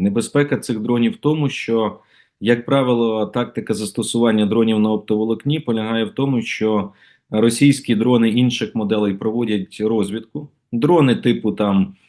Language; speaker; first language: Ukrainian; native; Ukrainian